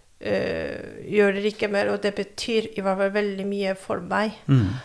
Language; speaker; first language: Norwegian; non-native, fluent; Korean